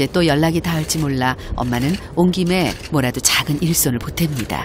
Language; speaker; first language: Korean; native; Korean